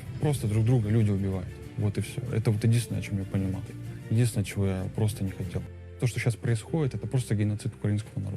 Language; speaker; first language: Russian; native; Russian